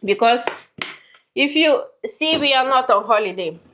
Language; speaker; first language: English; non-native, learner; Lithuanian